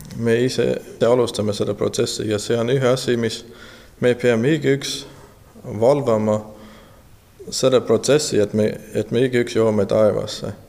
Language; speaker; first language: Estonian; non-native, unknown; English